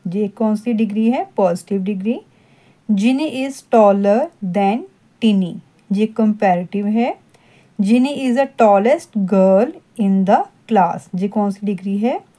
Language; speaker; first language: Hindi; non-native, local second language; Punjabi